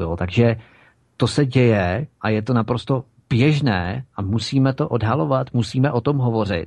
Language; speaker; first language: Czech; native; Czech